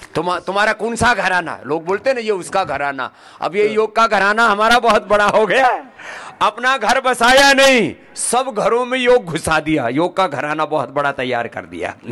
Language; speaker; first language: Hindi; native; Hindi